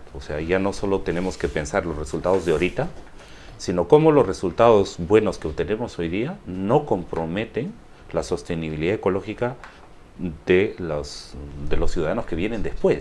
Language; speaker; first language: Spanish; native; Spanish